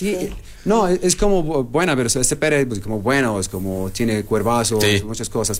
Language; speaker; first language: Spanish; non-native, learner; Arabic